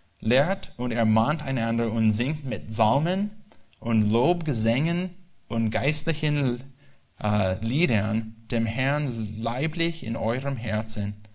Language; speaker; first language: German; non-native, learner; English